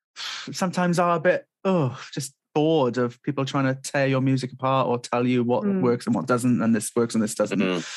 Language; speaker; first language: English; native; English